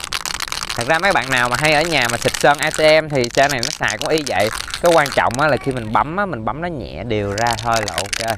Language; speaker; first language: Vietnamese; native; Vietnamese